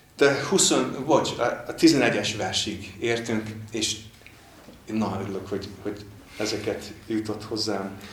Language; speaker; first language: Hungarian; non-native, fluent; English